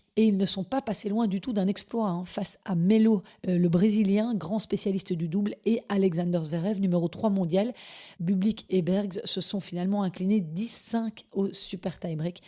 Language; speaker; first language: French; native; French